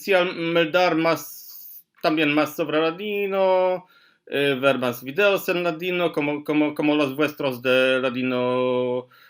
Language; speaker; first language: Spanish; non-native, learner; Polish